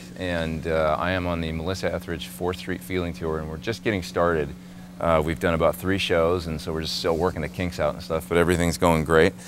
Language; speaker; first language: English; native; English